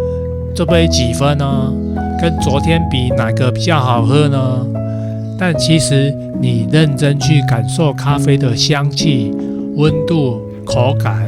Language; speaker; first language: Chinese; native; Chinese